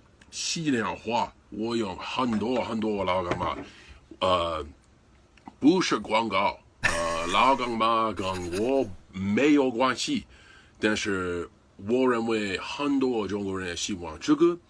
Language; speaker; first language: Chinese; non-native, learner; English